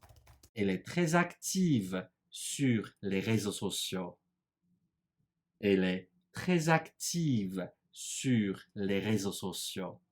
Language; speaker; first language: French; non-native, fluent; Turkish